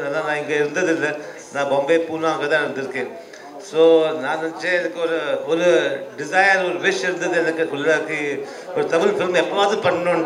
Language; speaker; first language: Tamil; early bilingual, heritage; Tamil